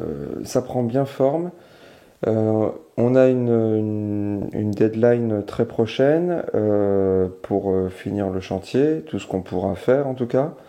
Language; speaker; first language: French; native; French